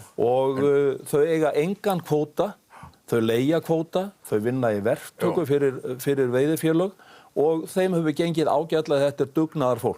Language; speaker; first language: Icelandic; native; Icelandic